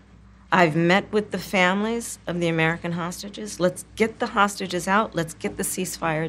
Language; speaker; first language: English; native; English